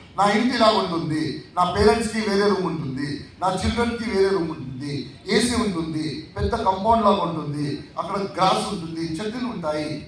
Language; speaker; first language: Telugu; non-native, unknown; Tulu